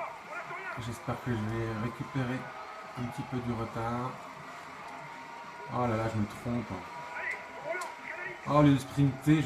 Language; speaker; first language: French; native; French